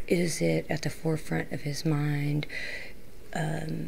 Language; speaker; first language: English; native; English